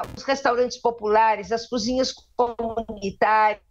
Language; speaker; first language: Portuguese; native; Portuguese